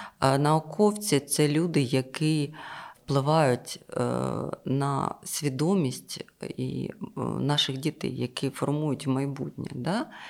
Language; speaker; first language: Ukrainian; non-native, local second language; Russian